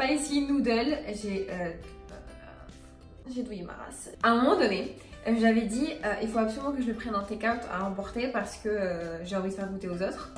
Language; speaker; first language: French; early bilingual, other home language; Arabic